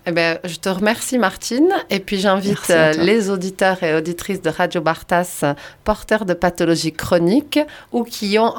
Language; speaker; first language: French; native; French